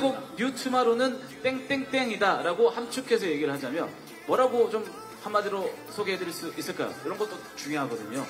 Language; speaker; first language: Korean; native; Korean